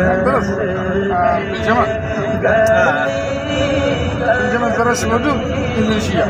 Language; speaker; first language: Arabic; non-native, learner; Urdu